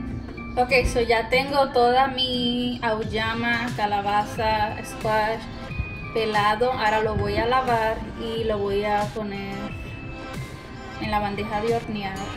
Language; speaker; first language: Spanish; early bilingual, heritage; Spanish